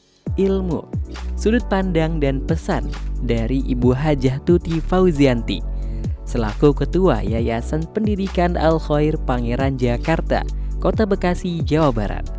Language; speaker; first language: Indonesian; native; Indonesian